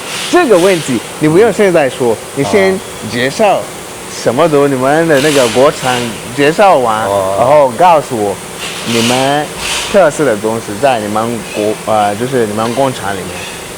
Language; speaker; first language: Chinese; non-native, learner; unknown